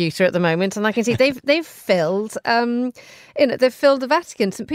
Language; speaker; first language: English; native; English